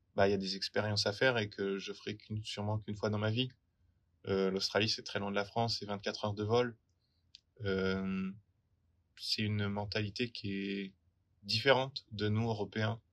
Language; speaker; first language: French; native; French